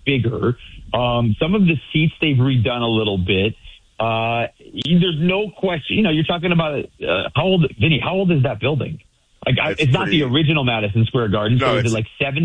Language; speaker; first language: English; native; English